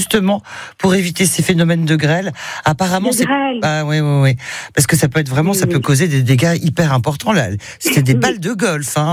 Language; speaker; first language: French; native; French